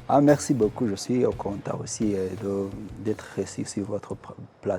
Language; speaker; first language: French; non-native, local second language; Kinyarwanda